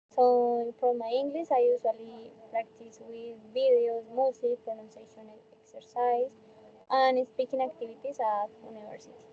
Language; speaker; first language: English; non-native, learner; Spanish